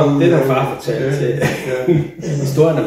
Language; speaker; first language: Danish; early bilingual, heritage; Danish